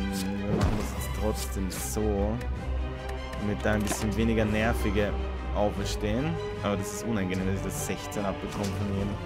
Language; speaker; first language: German; native; German